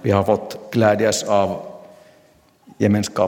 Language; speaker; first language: Swedish; non-native, local second language; Finnish